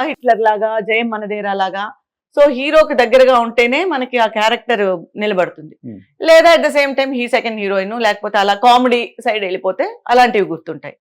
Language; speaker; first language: Telugu; native; Telugu